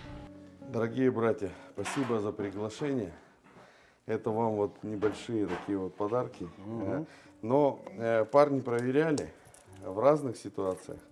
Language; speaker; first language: Russian; native; Russian